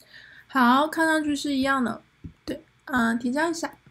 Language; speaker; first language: Chinese; native; Chinese